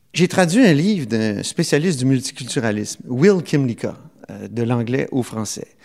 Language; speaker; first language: French; native; French